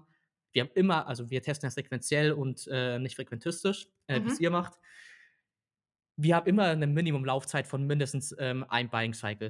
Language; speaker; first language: German; native; German